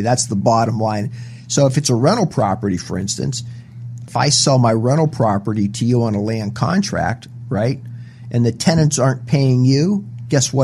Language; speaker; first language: English; native; English